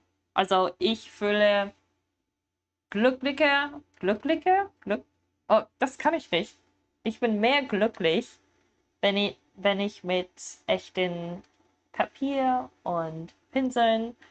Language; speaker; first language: German; non-native, learner; English